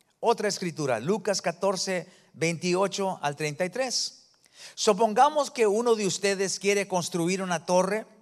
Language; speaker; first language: Spanish; early bilingual, heritage; Spanish